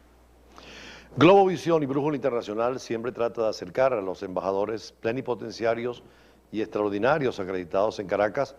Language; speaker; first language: Spanish; native; Spanish